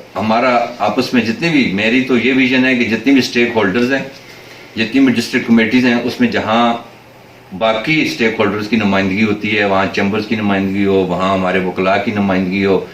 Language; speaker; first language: Urdu; non-native, local second language; Northern Hindko